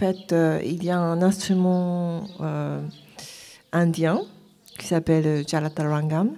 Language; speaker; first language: French; non-native, fluent; Japanese